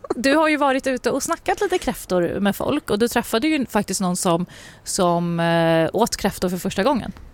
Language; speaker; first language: Swedish; native; Swedish